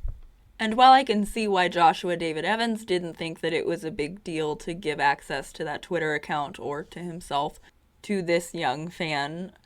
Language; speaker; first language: English; native; English